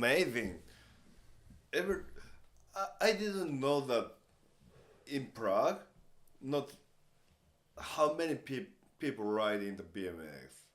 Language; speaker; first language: English; non-native, learner; Japanese